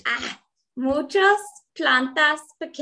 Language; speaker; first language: Spanish; non-native, learner; English